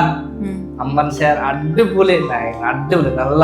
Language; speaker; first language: Malayalam; non-native, local second language; Bangla